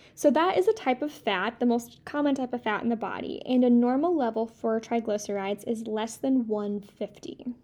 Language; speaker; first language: English; native; English